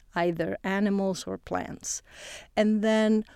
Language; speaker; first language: English; non-native, fluent; Greek